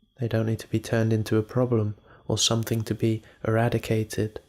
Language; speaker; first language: English; native; English